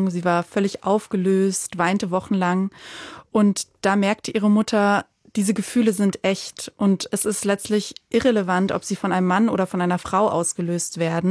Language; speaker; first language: German; native; German